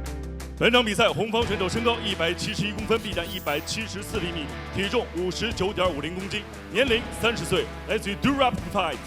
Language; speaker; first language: Chinese; native; Chinese